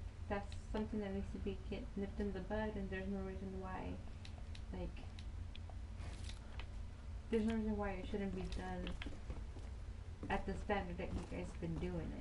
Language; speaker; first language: English; native; English